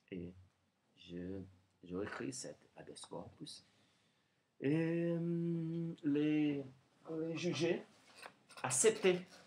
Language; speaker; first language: French; non-native, learner; Portuguese